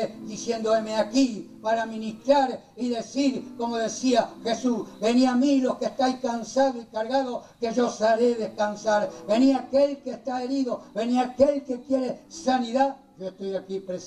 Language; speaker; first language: Spanish; native; Spanish